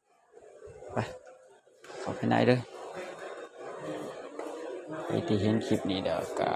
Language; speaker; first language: Thai; non-native, local second language; Northeastern Thai